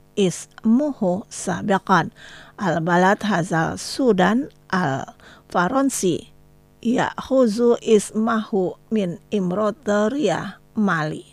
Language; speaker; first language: Arabic; non-native, fluent; Indonesian